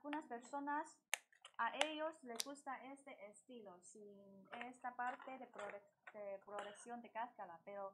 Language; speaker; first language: Spanish; non-native, learner; Chinese